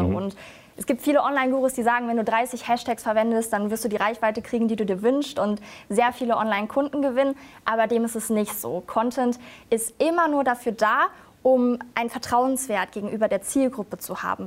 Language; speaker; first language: German; native; German